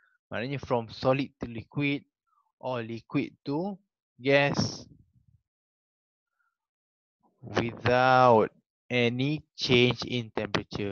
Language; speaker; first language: English; non-native, local second language; Malay